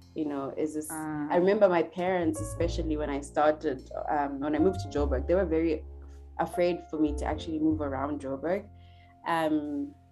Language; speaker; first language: English; non-native, local second language; Shona